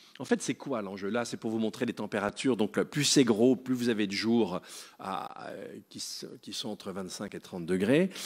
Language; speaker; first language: French; native; French